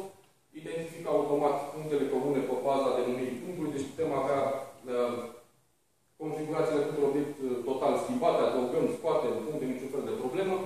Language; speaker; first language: Romanian; native; Romanian